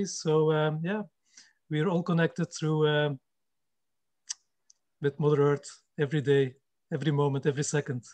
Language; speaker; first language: English; non-native, fluent; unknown